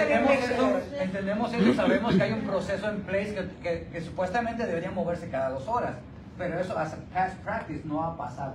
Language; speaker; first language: Spanish; native; Spanish